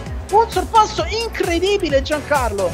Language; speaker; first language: Italian; native; Italian